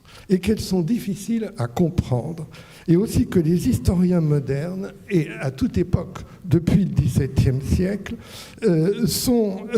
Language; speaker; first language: French; native; French